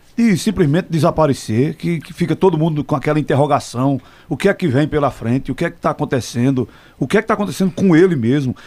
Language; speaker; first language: Portuguese; native; Portuguese